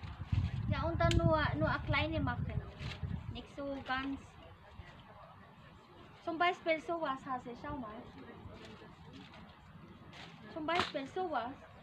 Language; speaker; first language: German; non-native, fluent; Cebuano